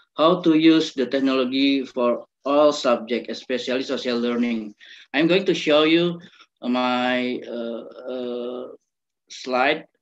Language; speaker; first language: English; non-native, learner; Indonesian